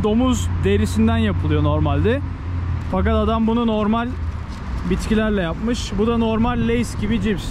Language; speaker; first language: Turkish; native; Turkish